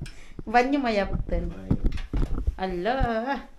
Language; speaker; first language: Turkish; non-native, learner; Filipino